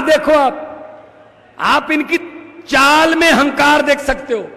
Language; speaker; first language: Hindi; native; Hindi